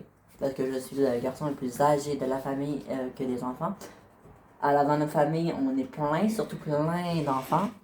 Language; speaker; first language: French; native; French